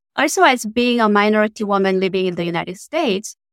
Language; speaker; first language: English; non-native, fluent; Korean